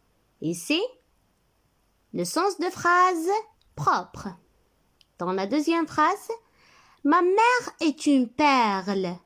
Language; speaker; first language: French; non-native, local second language; Arabic